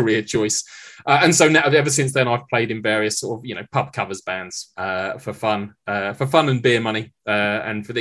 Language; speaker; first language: English; native; English